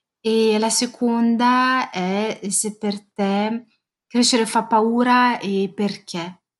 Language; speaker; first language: Italian; early bilingual, other home language; Arabic